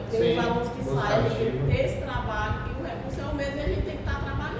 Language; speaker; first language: Portuguese; native; Portuguese